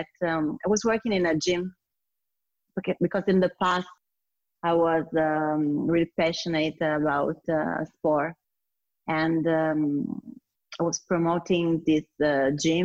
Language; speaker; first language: English; non-native, learner; Italian